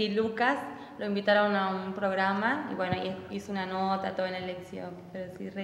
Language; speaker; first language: Spanish; native; Spanish